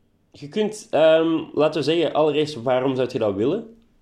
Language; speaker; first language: Dutch; native; Dutch